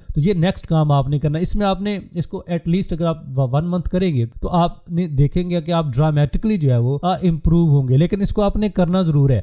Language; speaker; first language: Urdu; non-native, local second language; Punjabi